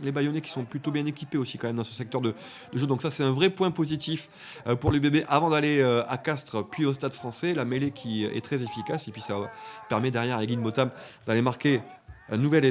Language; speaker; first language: French; native; French